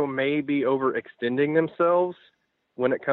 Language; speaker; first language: English; native; English